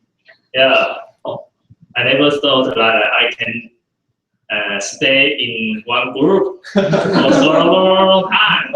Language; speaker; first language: English; non-native, fluent; Chinese